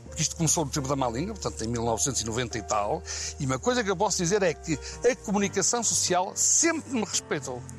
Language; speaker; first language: Portuguese; native; Portuguese